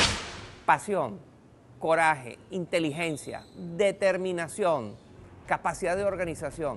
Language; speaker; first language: Spanish; native; Spanish